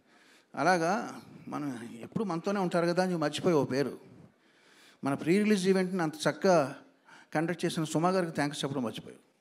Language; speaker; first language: Telugu; native; Telugu